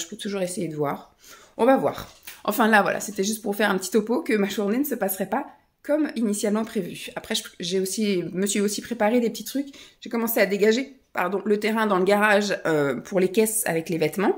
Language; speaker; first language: French; native; French